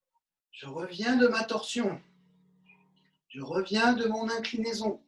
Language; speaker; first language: French; native; French